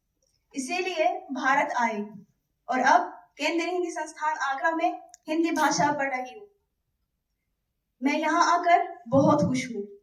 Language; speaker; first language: Hindi; non-native, fluent; Arabic